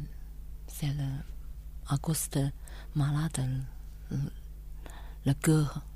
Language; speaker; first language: French; non-native, learner; Chinese